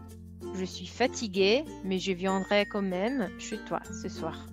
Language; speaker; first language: French; non-native, fluent; Italian